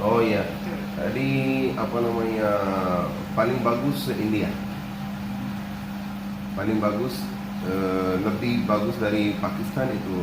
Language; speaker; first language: Indonesian; non-native, learner; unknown